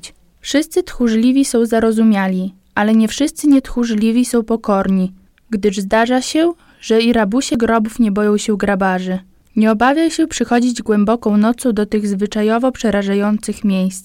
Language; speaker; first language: Polish; native; Polish